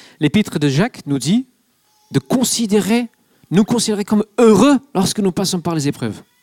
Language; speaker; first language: French; non-native, fluent; English